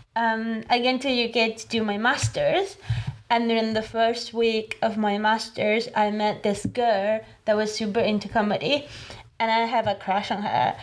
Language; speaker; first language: English; non-native, fluent; Spanish